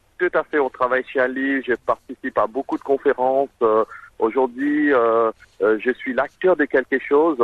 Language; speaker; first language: French; non-native, local second language; Morisyen